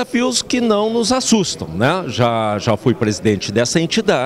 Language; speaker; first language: Portuguese; native; Portuguese